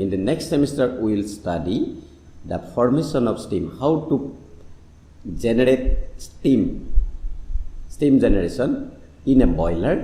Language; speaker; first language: English; non-native, local second language; Assamese